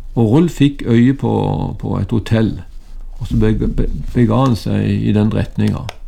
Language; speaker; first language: Norwegian; native; Norwegian